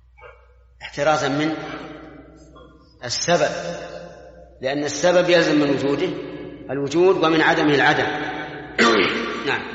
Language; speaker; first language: Arabic; native; Arabic